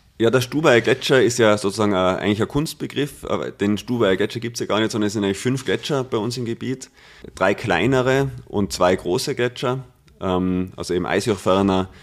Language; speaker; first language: German; native; German